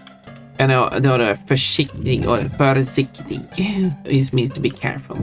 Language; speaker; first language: Swedish; non-native, fluent; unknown